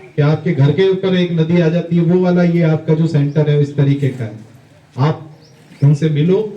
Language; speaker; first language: Hindi; native; Hindi